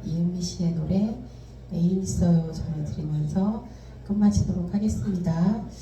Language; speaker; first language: Korean; native; Korean